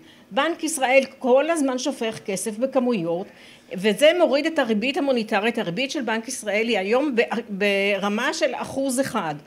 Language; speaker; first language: Hebrew; native; Hebrew